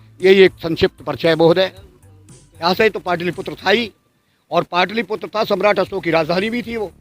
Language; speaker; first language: Hindi; native; Hindi